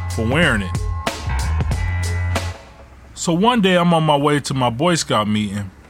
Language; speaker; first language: English; native; English